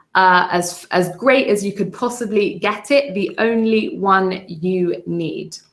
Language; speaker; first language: English; native; English